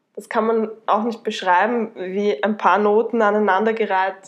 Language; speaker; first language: German; native; German